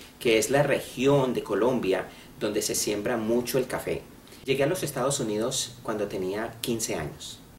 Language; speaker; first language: Spanish; native; Spanish